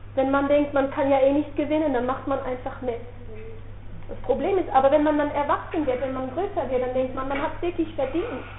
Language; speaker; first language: German; non-native, fluent; Dutch